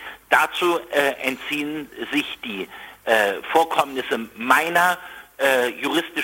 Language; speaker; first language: German; native; German